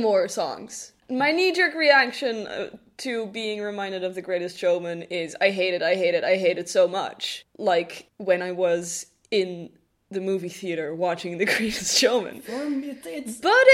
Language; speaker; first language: English; non-native, fluent; Dutch